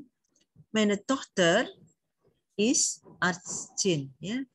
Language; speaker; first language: German; non-native, learner; Indonesian